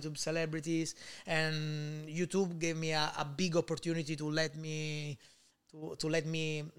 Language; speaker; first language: English; non-native, learner; Italian